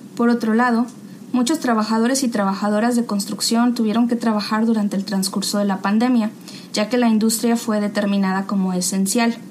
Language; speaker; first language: Spanish; native; Spanish